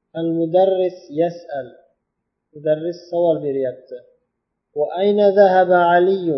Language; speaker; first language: Arabic; non-native, fluent; Uzbek